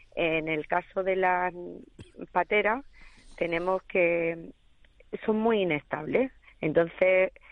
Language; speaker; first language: Spanish; native; Spanish